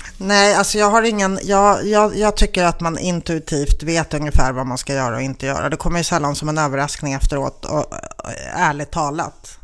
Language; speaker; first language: Swedish; early bilingual, other home language; Polish